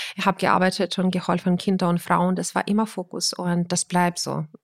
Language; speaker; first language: German; non-native, fluent; Ukrainian